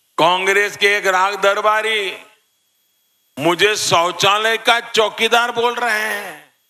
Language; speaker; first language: Hindi; non-native, local second language; Gujarati